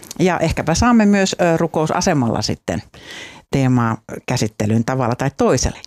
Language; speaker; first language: Finnish; native; Finnish